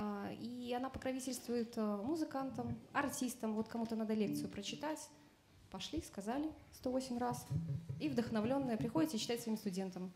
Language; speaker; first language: Russian; native; Russian